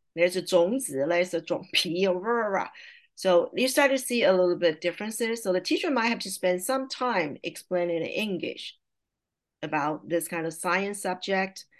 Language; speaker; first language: English; non-native, fluent; Chinese